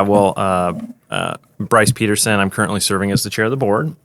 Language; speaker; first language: English; native; English